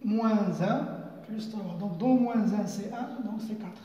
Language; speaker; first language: French; non-native, local second language; Arabic